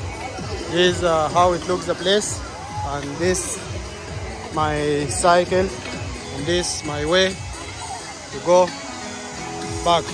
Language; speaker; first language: English; non-native, learner; Arabic